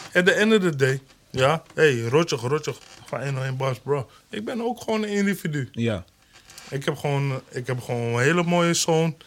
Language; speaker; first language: Dutch; early bilingual, other home language; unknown